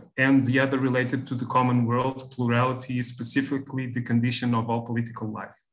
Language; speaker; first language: English; non-native, fluent; Portuguese